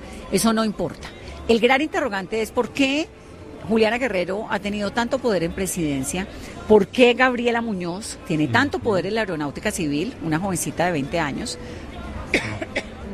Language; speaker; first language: Spanish; native; Spanish